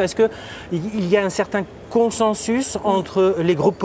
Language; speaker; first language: French; native; French